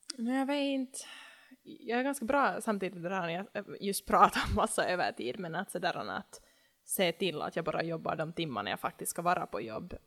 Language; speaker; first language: Swedish; native; Swedish